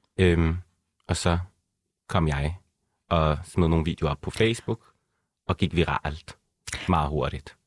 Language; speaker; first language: Danish; early bilingual, other home language; Arabic